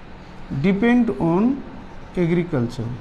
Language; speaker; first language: English; non-native, local second language; Bangla